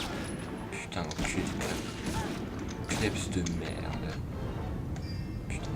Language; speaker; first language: French; native; French